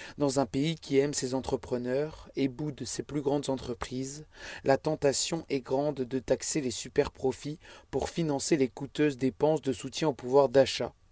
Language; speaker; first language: French; native; French